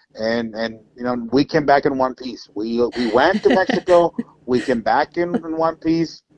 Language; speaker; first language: English; non-native, fluent; Spanish